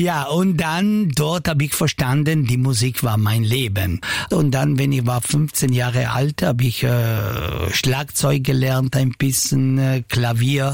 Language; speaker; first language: German; non-native, local second language; Italian